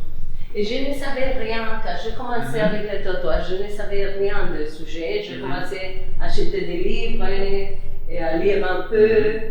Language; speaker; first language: French; non-native, fluent; Spanish